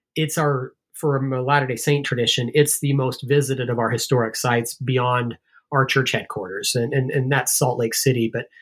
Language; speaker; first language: English; native; English